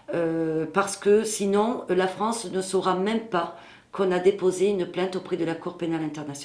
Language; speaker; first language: French; native; French